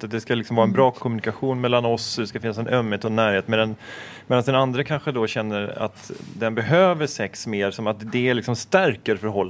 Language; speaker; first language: Swedish; native; Swedish